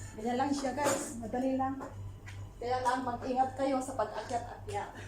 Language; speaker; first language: Filipino; native; Filipino